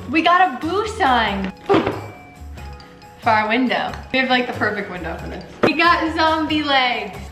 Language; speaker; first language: English; native; English